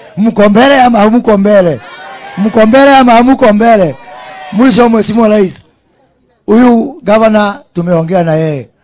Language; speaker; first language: Swahili; non-native, local second language; Kikuyu